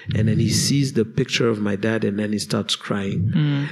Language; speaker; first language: English; non-native, local second language; Kinyarwanda